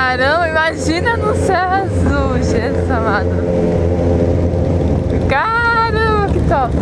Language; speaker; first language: Portuguese; native; Portuguese